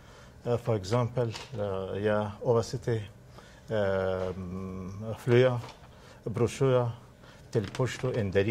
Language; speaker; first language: Danish; non-native, learner; Persian